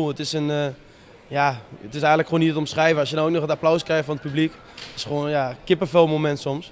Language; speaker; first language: Dutch; native; Dutch